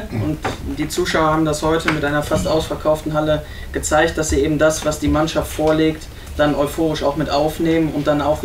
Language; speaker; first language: German; native; German